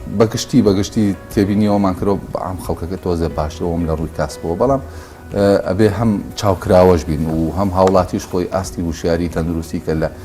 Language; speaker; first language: Central Kurdish; native; Central Kurdish